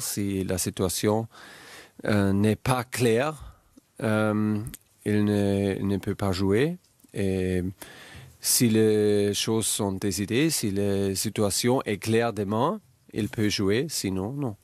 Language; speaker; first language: French; non-native, fluent; German